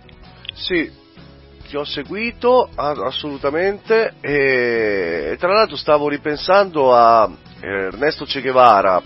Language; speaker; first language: Italian; native; Italian